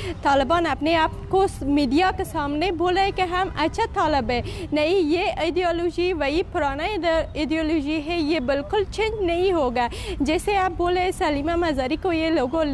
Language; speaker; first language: Hindi; non-native, learner; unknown